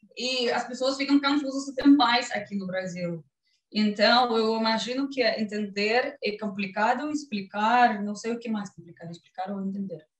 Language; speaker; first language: Portuguese; non-native, learner; Russian